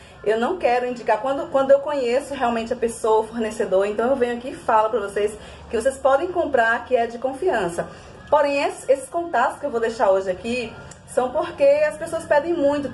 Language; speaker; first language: Portuguese; native; Portuguese